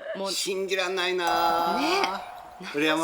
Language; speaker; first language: Japanese; non-native, fluent; Swedish